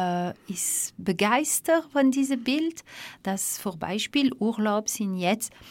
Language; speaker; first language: German; non-native, fluent; Dutch